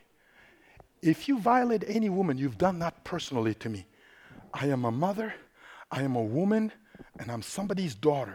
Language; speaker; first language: English; non-native, fluent; Sango